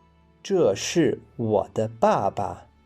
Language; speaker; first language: Chinese; non-native, fluent; English